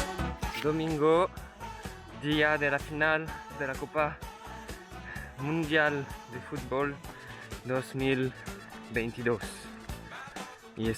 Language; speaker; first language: Spanish; non-native, learner; French